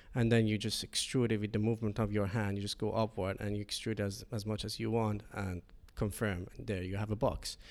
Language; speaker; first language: English; non-native, fluent; Persian